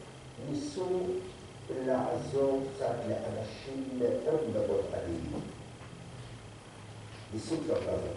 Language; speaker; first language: Hebrew; non-native, fluent; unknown